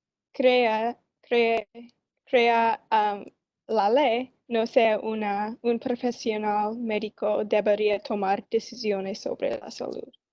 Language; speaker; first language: Spanish; non-native, learner; English